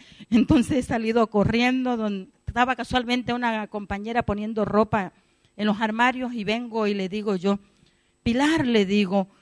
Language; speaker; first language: Spanish; native; Spanish